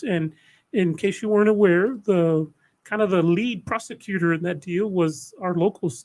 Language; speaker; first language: English; native; English